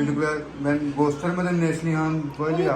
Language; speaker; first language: Turkish; non-native, learner; Urdu